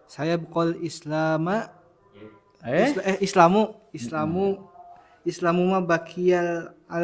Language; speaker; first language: Arabic; non-native, learner; Indonesian